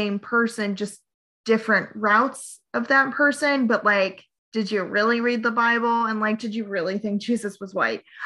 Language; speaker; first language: English; native; English